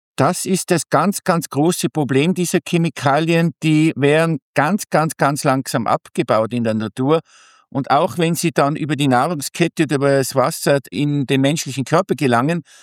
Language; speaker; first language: German; native; German